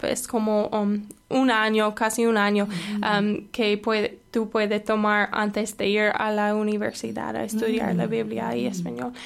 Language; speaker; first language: Spanish; non-native, fluent; English